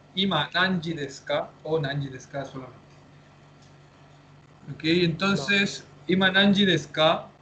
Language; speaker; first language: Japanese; non-native, fluent; Spanish